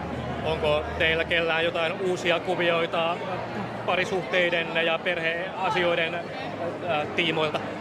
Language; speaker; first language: Finnish; native; Finnish